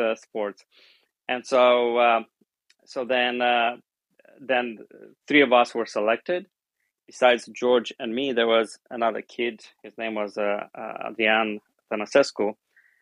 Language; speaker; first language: English; non-native, fluent; Romanian